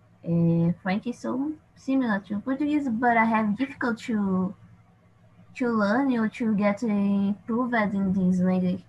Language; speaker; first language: English; non-native, learner; Portuguese